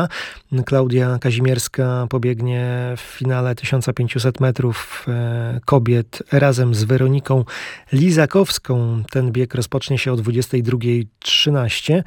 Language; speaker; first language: Polish; native; Polish